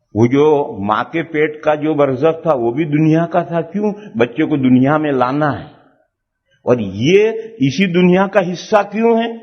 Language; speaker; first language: Urdu; non-native, local second language; Gujarati